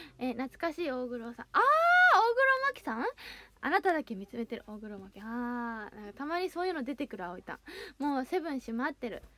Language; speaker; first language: Japanese; native; Japanese